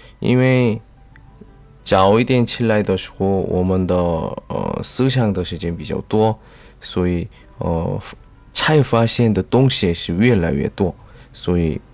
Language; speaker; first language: Chinese; non-native, learner; Korean